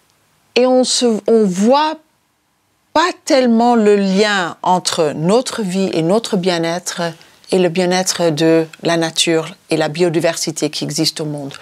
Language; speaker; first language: French; non-native, fluent; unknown